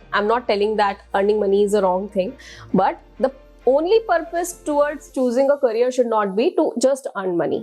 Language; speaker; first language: Hindi; native; Hindi